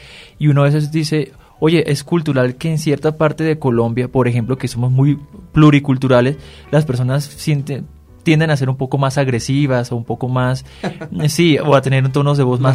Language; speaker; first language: Spanish; native; Spanish